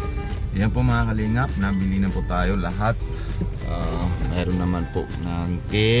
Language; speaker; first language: Filipino; non-native, local second language; Bikol